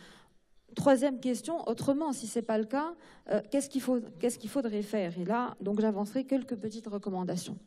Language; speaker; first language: French; non-native, local second language; Arabic